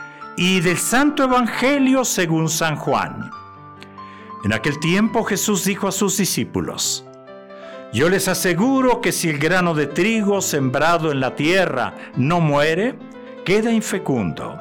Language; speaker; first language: Spanish; native; Spanish